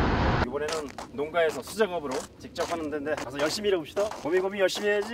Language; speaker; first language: Korean; native; Korean